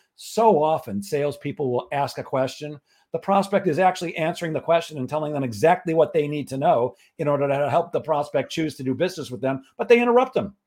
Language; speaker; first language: English; native; English